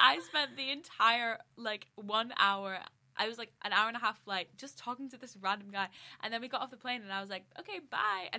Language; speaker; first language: English; native; English